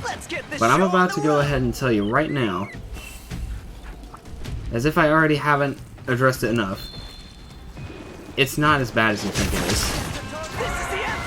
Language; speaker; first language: English; native; English